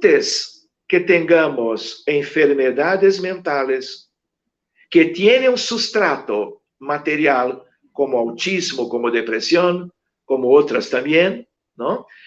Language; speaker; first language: Spanish; non-native, fluent; Portuguese